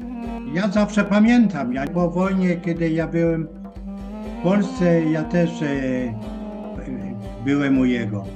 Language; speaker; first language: Polish; non-native, local second language; Yiddish